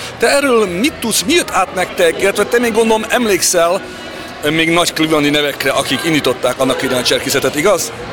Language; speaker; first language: Hungarian; early bilingual, heritage; Hungarian